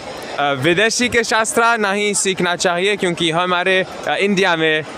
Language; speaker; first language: Hindi; non-native, learner; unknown